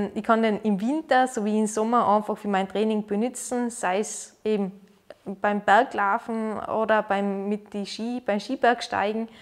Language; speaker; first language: German; native; German